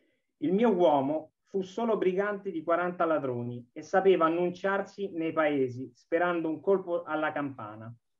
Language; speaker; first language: Italian; native; Italian